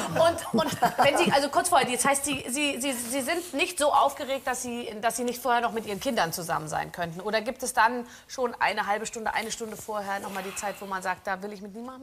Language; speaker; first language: German; native; German